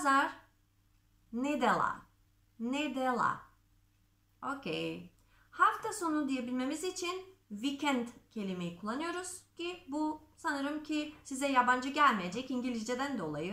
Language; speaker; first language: Turkish; non-native, fluent; Macedonian